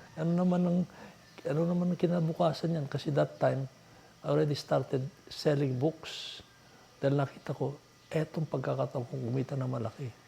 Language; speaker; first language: Filipino; non-native, local second language; Iloko